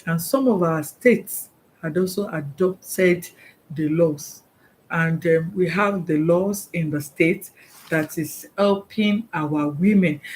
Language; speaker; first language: English; non-native, local second language; Yoruba